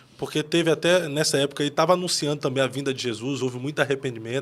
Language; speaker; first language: Portuguese; native; Portuguese